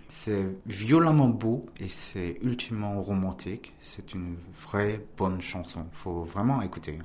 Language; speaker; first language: French; non-native, fluent; Korean